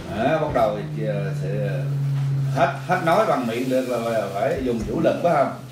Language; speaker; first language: Vietnamese; early bilingual, other home language; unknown